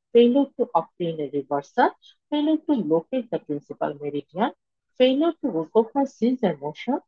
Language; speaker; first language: English; non-native, local second language; Bangla